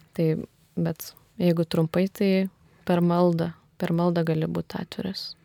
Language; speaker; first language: Lithuanian; native; Lithuanian